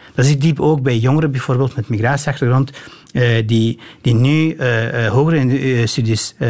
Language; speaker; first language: Dutch; non-native, fluent; Albanian